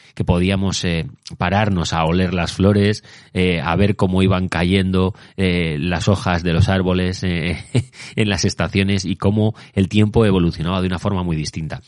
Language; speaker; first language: Spanish; native; Spanish